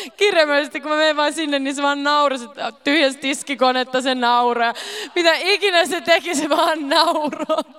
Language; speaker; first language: Finnish; early bilingual, heritage; Finnish